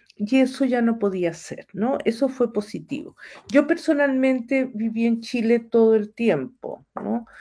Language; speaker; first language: Spanish; native; Spanish